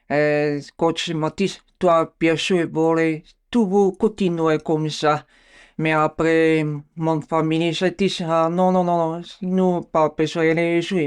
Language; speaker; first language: French; non-native, learner; Bulgarian